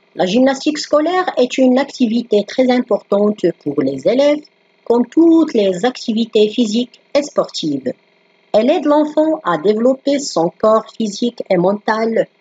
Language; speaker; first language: French; non-native, local second language; Arabic